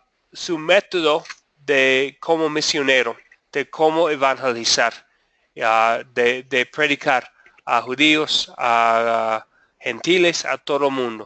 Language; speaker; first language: Spanish; non-native, fluent; English